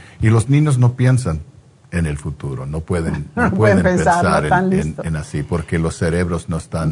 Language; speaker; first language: Spanish; non-native, fluent; English